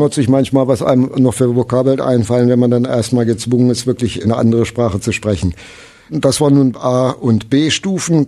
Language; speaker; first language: German; native; German